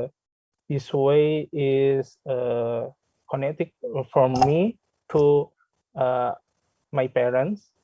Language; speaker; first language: English; non-native, learner; Indonesian